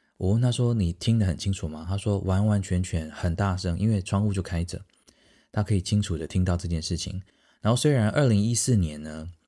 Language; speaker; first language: Chinese; native; Chinese